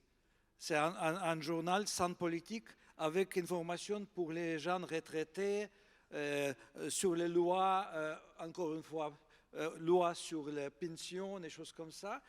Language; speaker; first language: French; non-native, fluent; Russian